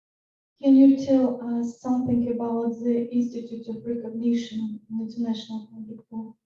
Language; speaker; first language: English; non-native, fluent; Russian